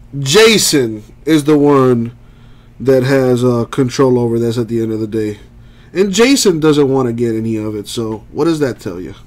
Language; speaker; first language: English; native; English